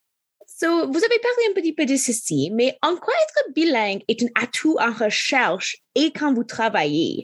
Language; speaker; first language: French; non-native, local second language; English